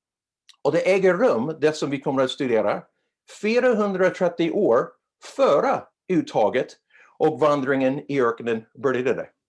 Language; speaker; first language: Swedish; non-native, fluent; English